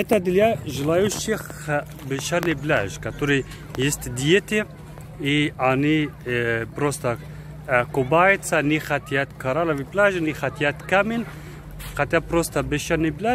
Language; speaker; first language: Russian; non-native, fluent; Arabic